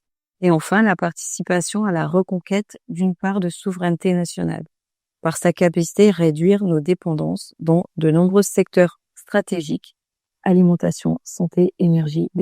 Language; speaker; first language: French; native; French